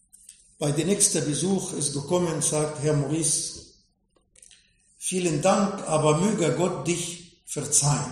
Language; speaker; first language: German; non-native, fluent; Arabic